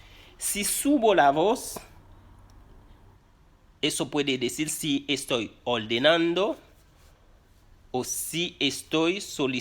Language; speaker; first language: Spanish; non-native, fluent; Haitian Creole